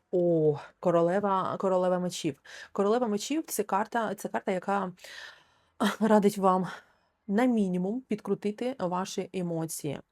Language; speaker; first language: Ukrainian; non-native, local second language; Russian